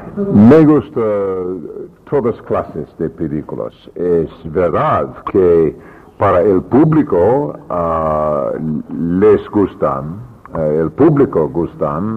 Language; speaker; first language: Spanish; non-native, learner; English